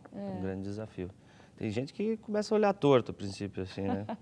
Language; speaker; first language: Portuguese; native; Portuguese